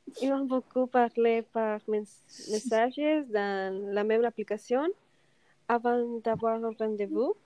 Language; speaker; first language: French; non-native, learner; Spanish